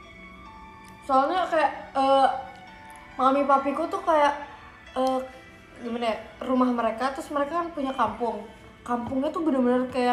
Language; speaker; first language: Indonesian; native; Indonesian